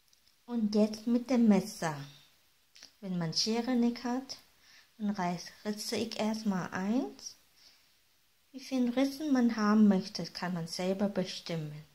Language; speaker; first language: German; non-native, fluent; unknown